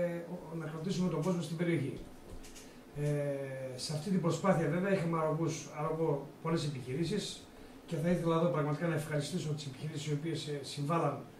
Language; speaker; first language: Greek; native; Greek